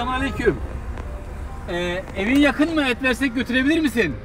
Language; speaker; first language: Turkish; native; Turkish